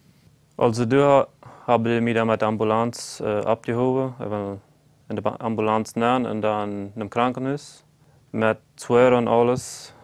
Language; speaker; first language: German; non-native, local second language; Plautdietsch